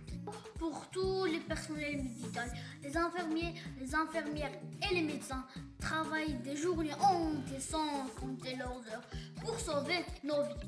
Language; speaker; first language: French; non-native, fluent; Arabic